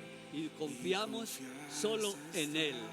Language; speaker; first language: Spanish; native; Spanish